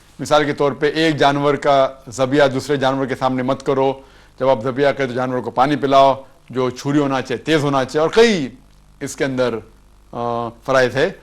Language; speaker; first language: Urdu; non-native, local second language; Konkani